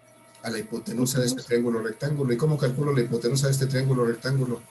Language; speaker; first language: Spanish; native; Spanish